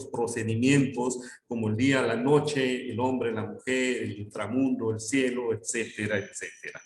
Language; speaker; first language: Spanish; non-native, local second language; Yucateco